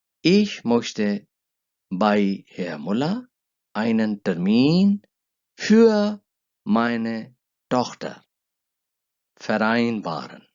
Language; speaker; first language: German; non-native, learner; Urdu